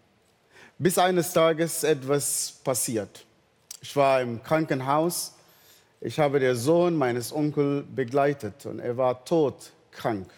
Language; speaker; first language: German; non-native, fluent; Arabic